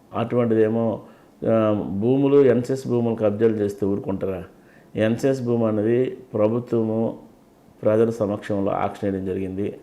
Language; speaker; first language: Telugu; native; Telugu